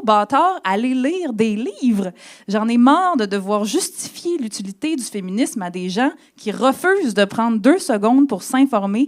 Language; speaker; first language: French; native; French